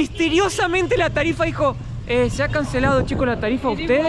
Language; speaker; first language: Spanish; native; Spanish